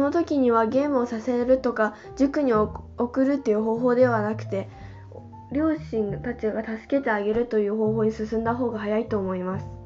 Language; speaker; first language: Japanese; non-native, fluent; Chinese